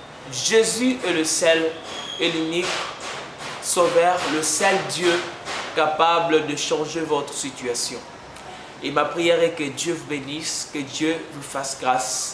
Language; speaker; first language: French; non-native, local second language; Lingala